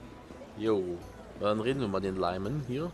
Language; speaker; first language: German; native; German